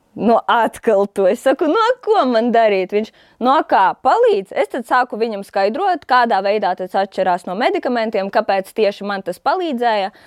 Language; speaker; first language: Latvian; non-native, local second language; Russian